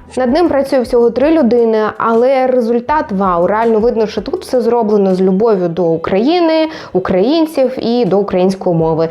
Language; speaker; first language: Ukrainian; non-native, local second language; Russian